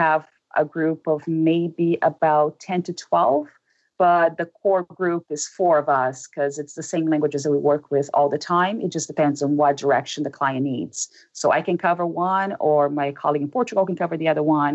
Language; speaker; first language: English; non-native, fluent; Portuguese